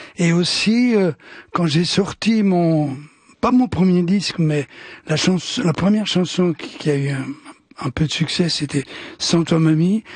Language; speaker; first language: French; early bilingual, other home language; Italian